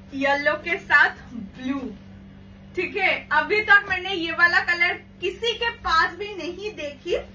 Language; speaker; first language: Hindi; non-native, local second language; Bangla